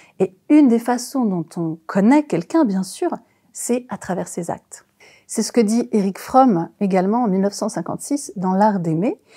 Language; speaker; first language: French; native; French